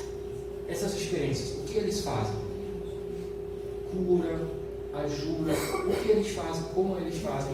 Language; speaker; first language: Portuguese; non-native, fluent; German